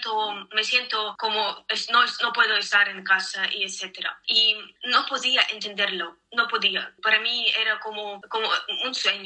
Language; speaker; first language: Spanish; non-native, fluent; Ukrainian